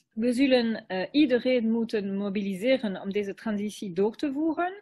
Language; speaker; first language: Dutch; non-native, local second language; French